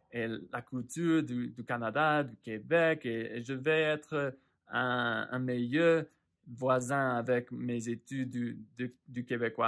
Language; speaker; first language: French; non-native, fluent; English